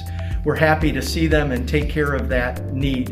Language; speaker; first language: English; native; English